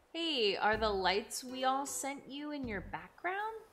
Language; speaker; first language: English; native; English